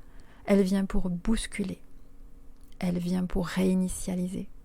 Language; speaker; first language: French; native; French